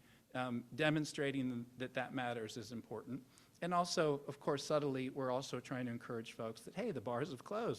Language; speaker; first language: English; native; English